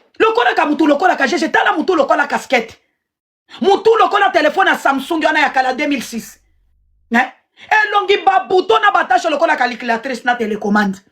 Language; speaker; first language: Lingala; native; Lingala